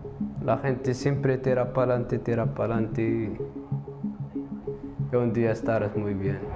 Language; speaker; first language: Spanish; non-native, learner; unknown